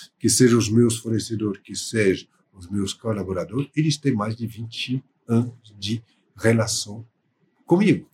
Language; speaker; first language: Portuguese; non-native, fluent; French